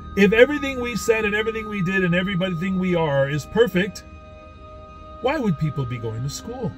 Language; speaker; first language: English; native; English